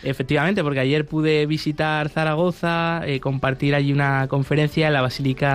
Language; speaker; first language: Spanish; native; Spanish